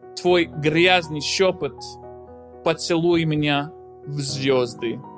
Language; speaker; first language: Russian; non-native, fluent; English